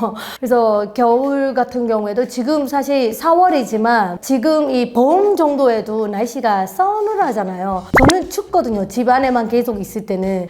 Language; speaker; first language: Korean; non-native, fluent; Burmese